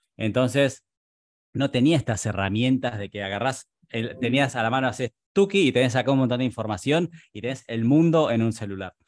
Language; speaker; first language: Spanish; native; Spanish